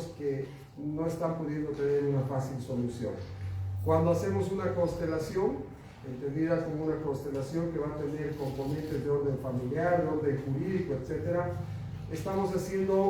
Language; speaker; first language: Spanish; native; Spanish